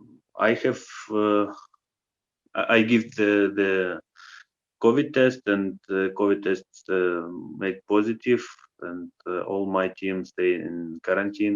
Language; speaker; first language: English; non-native, learner; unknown